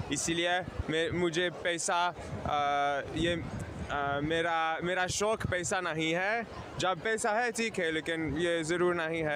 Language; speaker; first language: Hindi; non-native, learner; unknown